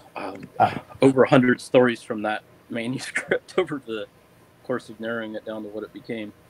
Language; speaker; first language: English; native; English